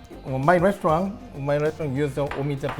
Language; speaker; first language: English; non-native, learner; Korean